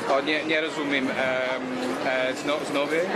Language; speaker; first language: Polish; non-native, learner; English